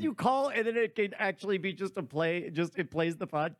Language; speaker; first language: English; native; English